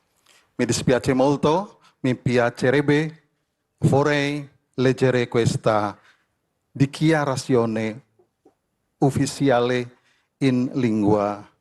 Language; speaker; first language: Italian; non-native, learner; Indonesian